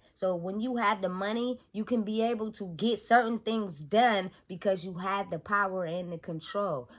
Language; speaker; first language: English; native; English